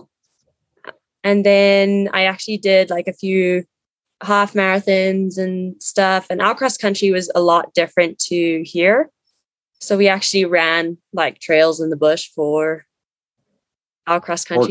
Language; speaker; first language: English; native; English